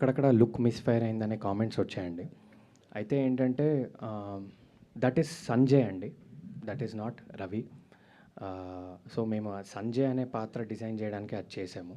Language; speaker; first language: Telugu; native; Telugu